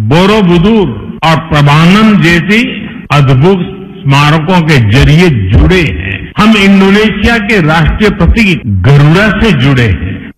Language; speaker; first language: Hindi; non-native, local second language; Gujarati